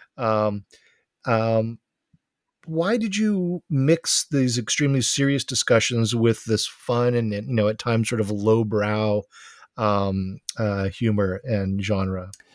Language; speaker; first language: English; native; English